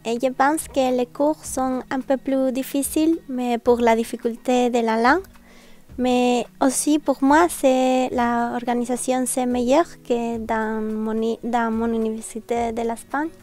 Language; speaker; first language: French; non-native, learner; Spanish